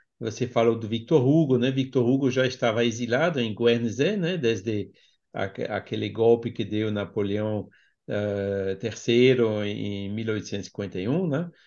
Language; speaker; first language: Portuguese; non-native, fluent; French